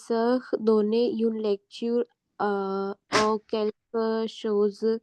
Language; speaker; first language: French; non-native, learner; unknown